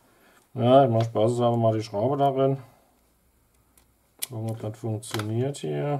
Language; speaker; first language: German; native; German